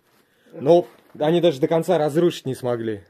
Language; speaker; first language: Russian; native; Russian